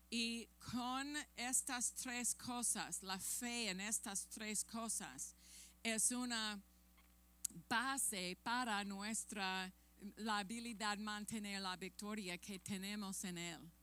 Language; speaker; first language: Spanish; non-native, fluent; English